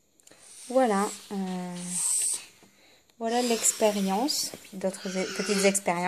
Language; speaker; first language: French; native; French